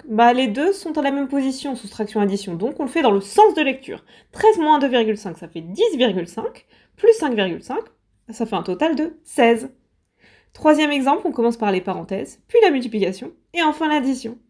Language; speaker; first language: French; native; French